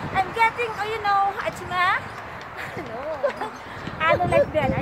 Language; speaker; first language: English; non-native, learner; Filipino